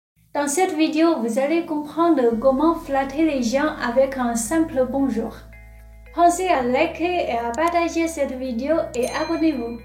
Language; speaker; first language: French; non-native, fluent; Chinese